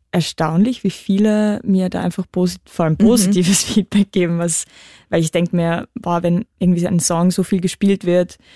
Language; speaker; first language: German; native; German